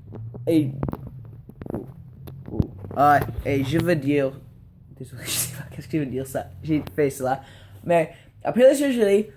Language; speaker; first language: French; non-native, learner; English